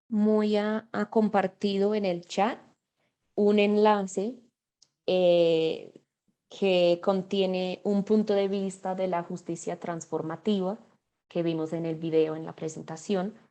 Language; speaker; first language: Spanish; non-native, fluent; English